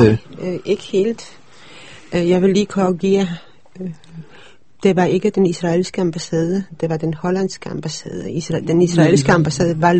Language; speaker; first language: Danish; early bilingual, other home language; Polish